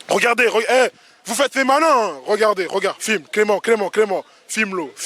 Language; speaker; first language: French; native; French